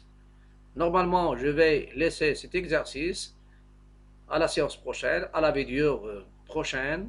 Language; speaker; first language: French; non-native, local second language; Arabic